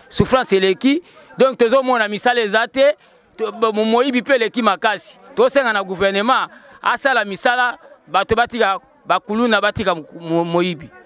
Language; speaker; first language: Lingala; native; Lingala